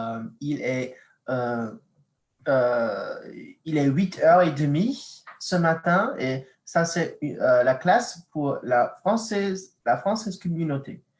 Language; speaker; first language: French; non-native, fluent; English